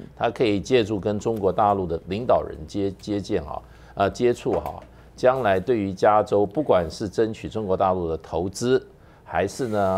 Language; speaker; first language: Chinese; native; Chinese